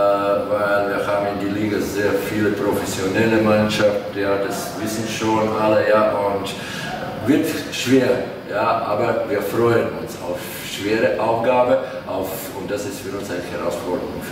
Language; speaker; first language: German; non-native, fluent; Latvian